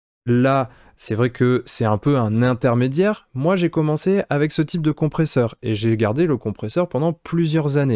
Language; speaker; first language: French; native; French